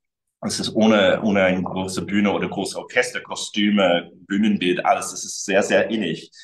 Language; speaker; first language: German; early bilingual, other home language; English